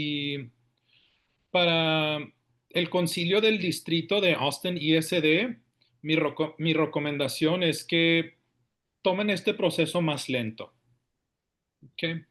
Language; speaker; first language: Spanish; early bilingual, heritage; Spanish